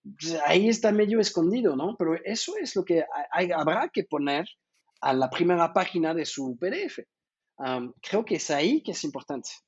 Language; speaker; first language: Spanish; non-native, fluent; French